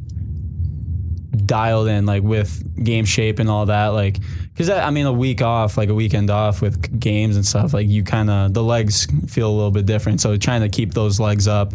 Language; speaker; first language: English; native; English